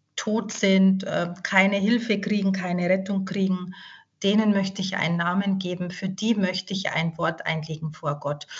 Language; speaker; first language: German; native; German